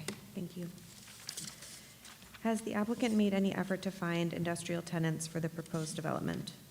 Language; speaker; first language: English; native; English